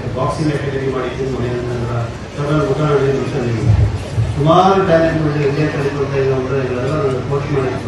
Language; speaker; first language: Kannada; non-native, local second language; Kodava